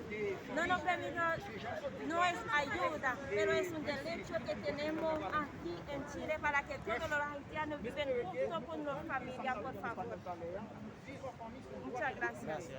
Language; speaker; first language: Spanish; non-native, learner; Haitian Creole